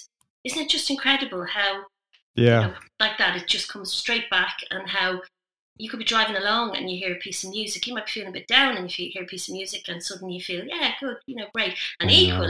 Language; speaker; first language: English; native; English